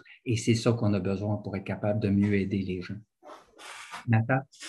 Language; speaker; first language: French; native; French